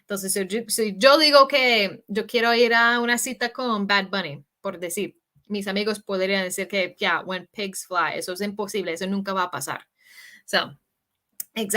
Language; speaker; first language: Spanish; non-native, fluent; English